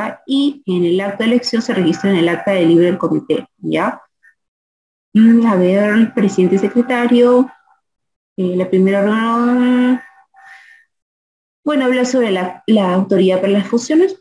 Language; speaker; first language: Spanish; native; Spanish